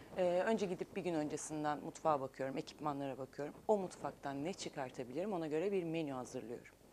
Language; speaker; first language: Turkish; native; Turkish